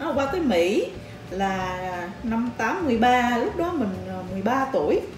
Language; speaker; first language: Vietnamese; early bilingual, heritage; Vietnamese